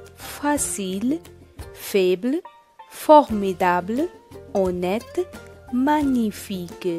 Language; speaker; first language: French; non-native, fluent; Hindi